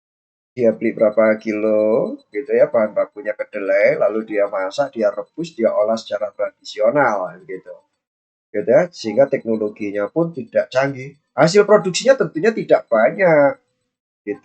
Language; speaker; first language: Indonesian; native; Indonesian